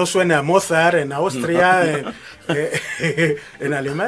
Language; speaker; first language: Spanish; non-native, fluent; Lingala